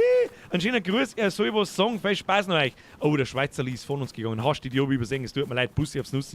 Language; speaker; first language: German; native; German